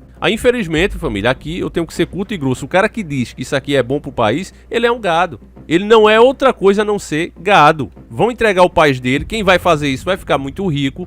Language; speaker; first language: Portuguese; native; Portuguese